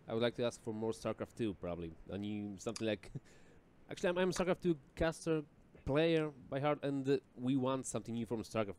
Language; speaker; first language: English; non-native, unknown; Polish